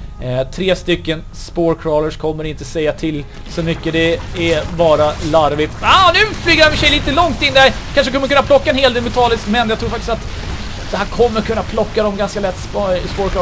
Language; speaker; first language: Swedish; native; Swedish